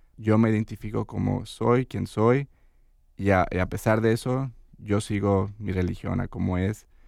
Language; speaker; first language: Spanish; early bilingual, heritage; Spanish